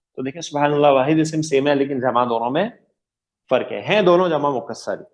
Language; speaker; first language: Urdu; native; Urdu